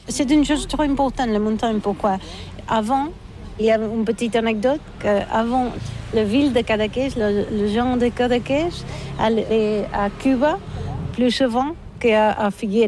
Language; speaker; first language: French; non-native, learner; Catalan